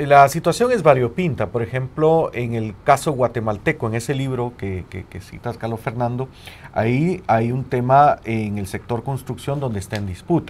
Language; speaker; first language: Spanish; native; Spanish